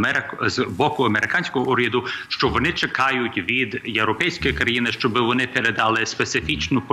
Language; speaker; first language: Ukrainian; early bilingual, heritage; Ukrainian